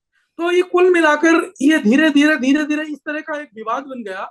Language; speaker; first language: Hindi; native; Hindi